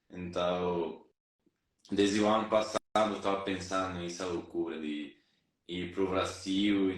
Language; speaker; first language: Portuguese; non-native, fluent; Spanish